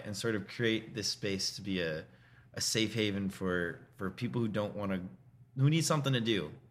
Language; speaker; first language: English; native; English